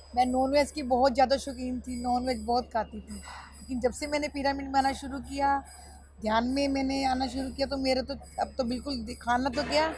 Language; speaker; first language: Hindi; native; Hindi